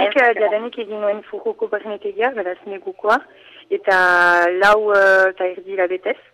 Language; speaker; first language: Basque; non-native, learner; French